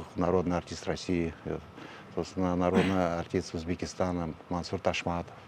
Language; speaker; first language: Russian; non-native, local second language; Kazakh